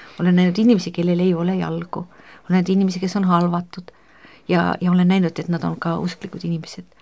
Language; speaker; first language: Estonian; native; Estonian